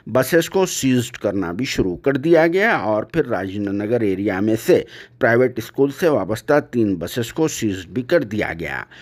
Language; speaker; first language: Hindi; native; Hindi